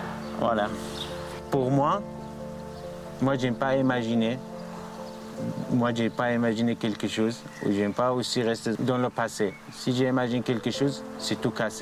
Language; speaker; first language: French; non-native, learner; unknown